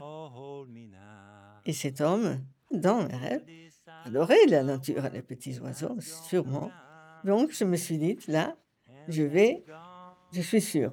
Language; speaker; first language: French; non-native, fluent; Italian